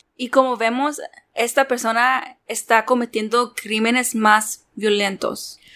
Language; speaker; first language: Spanish; early bilingual, heritage; Spanish